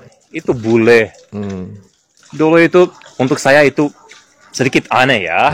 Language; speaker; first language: Indonesian; non-native, fluent; English